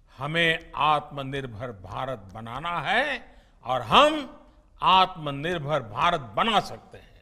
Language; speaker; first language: Hindi; non-native, local second language; Gujarati